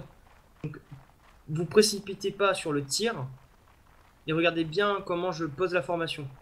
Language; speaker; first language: French; native; French